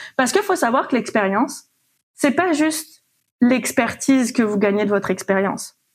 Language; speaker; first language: French; native; French